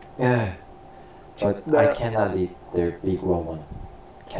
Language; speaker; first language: English; non-native, learner; Korean